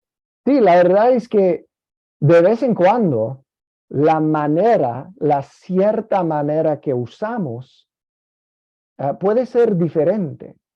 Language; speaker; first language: Spanish; non-native, fluent; English